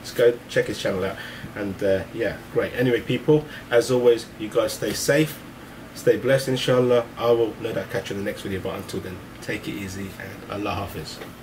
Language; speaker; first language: English; early bilingual, other home language; Hindi